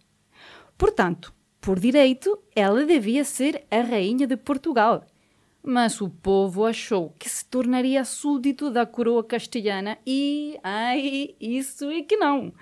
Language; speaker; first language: Portuguese; native; Portuguese